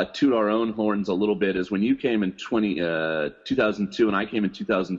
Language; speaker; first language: English; native; English